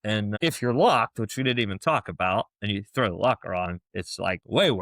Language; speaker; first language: English; native; English